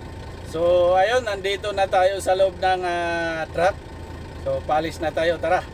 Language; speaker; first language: Filipino; native; Filipino